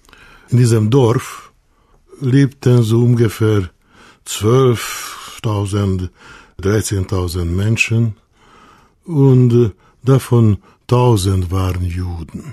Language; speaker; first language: German; non-native, fluent; Hungarian